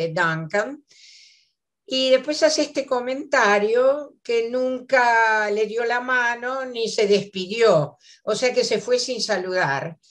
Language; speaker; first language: Spanish; native; Spanish